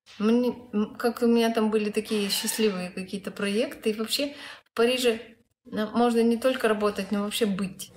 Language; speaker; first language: Russian; non-native, local second language; Lithuanian